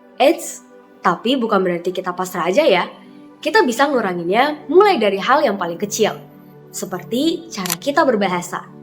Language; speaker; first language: Indonesian; native; Indonesian